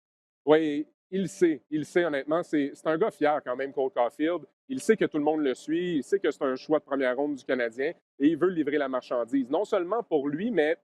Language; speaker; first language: French; native; French